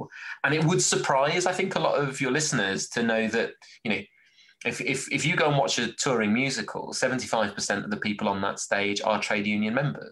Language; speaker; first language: English; native; English